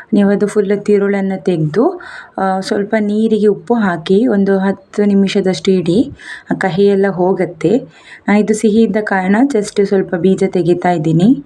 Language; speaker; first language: Kannada; non-native, local second language; Tulu